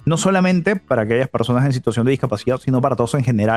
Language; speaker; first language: Spanish; native; Spanish